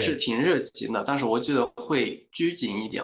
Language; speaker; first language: Chinese; non-native, fluent; Spanish